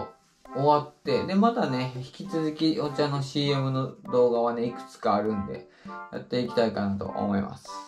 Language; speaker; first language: Japanese; native; Japanese